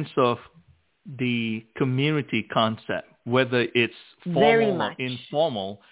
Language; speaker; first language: English; non-native, local second language; Min Nan Chinese